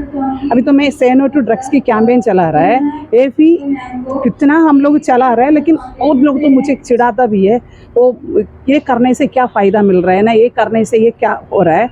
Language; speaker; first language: Hindi; non-native, local second language; Malayalam